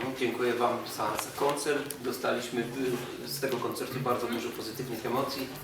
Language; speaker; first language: Polish; non-native, learner; Russian